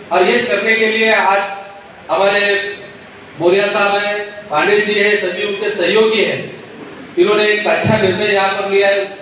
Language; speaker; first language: Hindi; non-native, local second language; Marathi